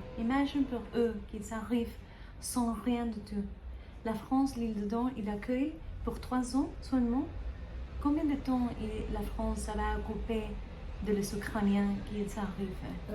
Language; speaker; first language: French; non-native, learner; Spanish